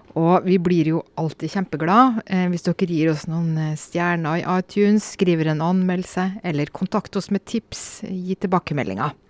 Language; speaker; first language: Norwegian; native; Norwegian